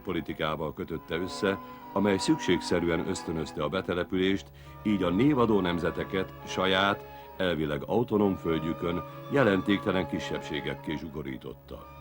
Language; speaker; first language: Hungarian; native; Hungarian